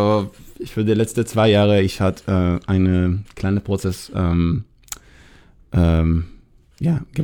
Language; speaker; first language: German; non-native, learner; Hebrew